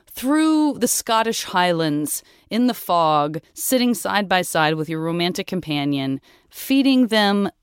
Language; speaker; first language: English; native; English